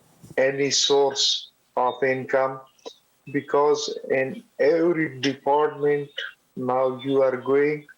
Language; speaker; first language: English; non-native, learner; Pashto